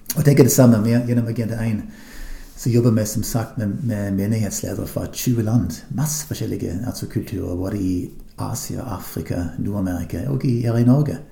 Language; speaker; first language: Norwegian; non-native, fluent; English